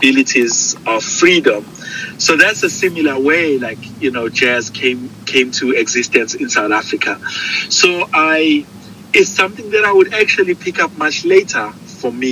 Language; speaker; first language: English; non-native, local second language; Zulu